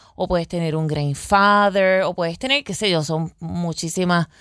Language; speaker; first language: Spanish; native; Spanish